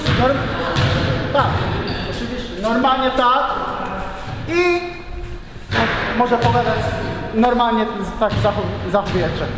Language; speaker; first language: Polish; non-native, learner; Japanese